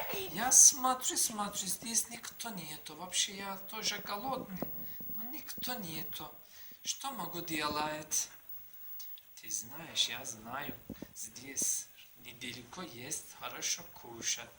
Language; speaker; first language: Russian; non-native, learner; Turkish